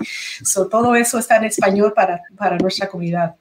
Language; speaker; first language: Spanish; early bilingual, heritage; Spanish